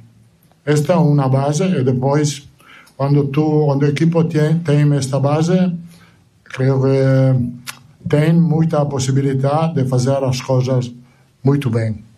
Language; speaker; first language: Portuguese; non-native, learner; Italian